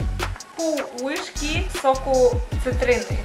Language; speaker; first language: Polish; non-native, fluent; Ukrainian